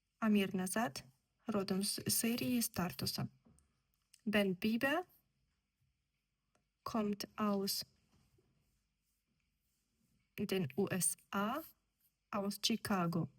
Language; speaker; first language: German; non-native, fluent; Ukrainian